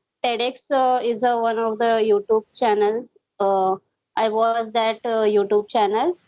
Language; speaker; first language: English; non-native, learner; Hindi